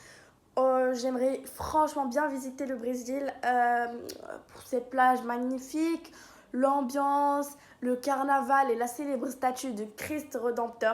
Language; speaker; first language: French; non-native, local second language; Arabic